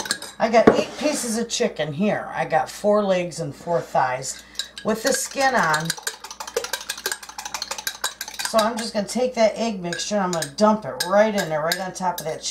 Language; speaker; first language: English; native; English